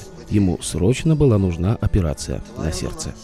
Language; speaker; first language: Russian; native; Russian